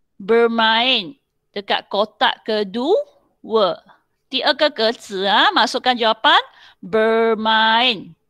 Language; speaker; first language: Malay; non-native, local second language; Chinese